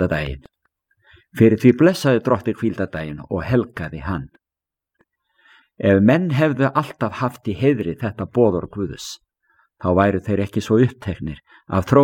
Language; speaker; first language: Icelandic; native; Icelandic